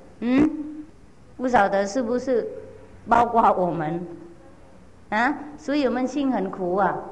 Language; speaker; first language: Chinese; non-native, fluent; Vietnamese